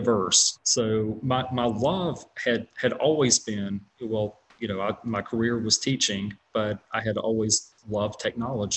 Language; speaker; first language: English; native; English